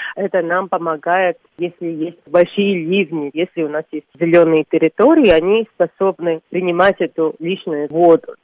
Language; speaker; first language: Russian; non-native, local second language; Latvian